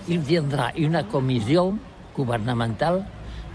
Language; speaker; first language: French; non-native, learner; Catalan